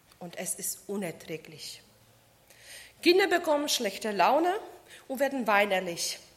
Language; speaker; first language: German; non-native, fluent; Polish